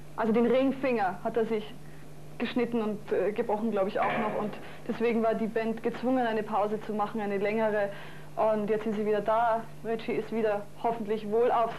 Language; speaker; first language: German; native; German